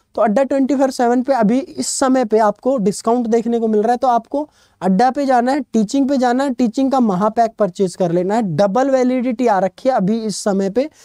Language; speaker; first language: Hindi; native; Hindi